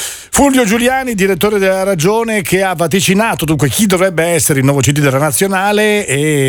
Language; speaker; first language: Italian; native; Italian